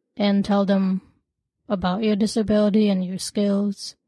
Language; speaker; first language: English; non-native, local second language; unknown